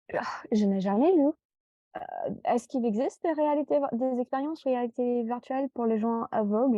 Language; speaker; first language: French; non-native, fluent; English